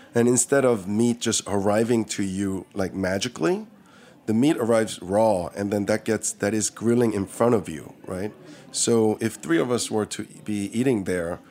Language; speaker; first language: English; early bilingual, other home language; Korean